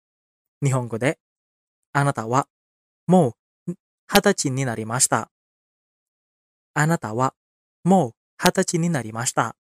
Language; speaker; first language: Japanese; non-native, fluent; Indonesian